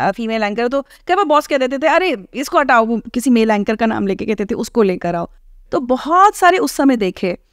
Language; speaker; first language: Hindi; native; Hindi